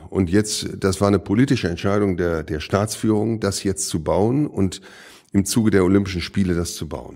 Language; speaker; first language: German; native; German